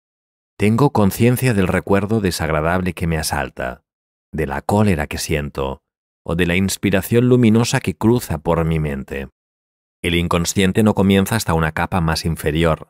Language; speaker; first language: Spanish; native; Spanish